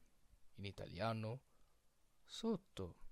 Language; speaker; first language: Italian; non-native, fluent; Filipino